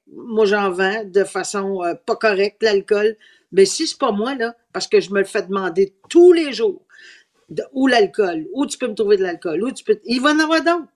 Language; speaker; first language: French; native; French